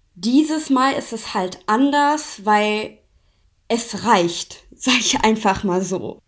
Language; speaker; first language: German; non-native, fluent; Persian